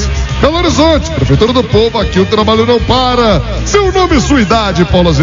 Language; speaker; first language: Portuguese; native; Portuguese